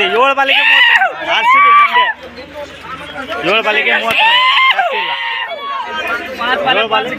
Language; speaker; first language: Kannada; non-native, local second language; Lambadi